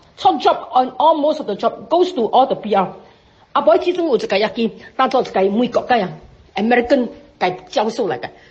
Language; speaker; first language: English; non-native, local second language; Min Nan Chinese